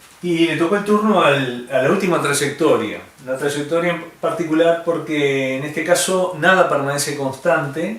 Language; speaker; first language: Spanish; native; Spanish